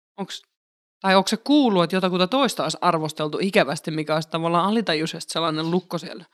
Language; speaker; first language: Finnish; native; Finnish